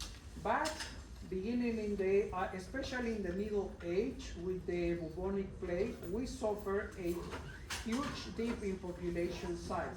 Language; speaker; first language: English; non-native, fluent; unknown